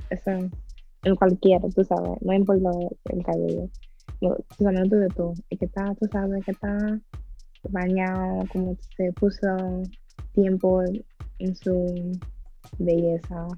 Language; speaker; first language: Spanish; early bilingual, heritage; English